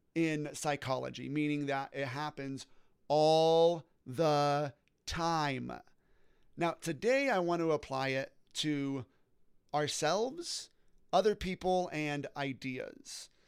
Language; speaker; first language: English; native; English